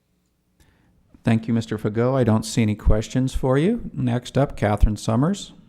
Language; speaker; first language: English; native; English